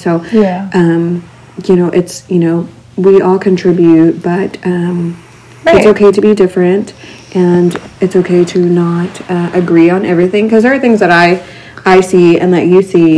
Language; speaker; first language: English; early bilingual, other home language; Spanish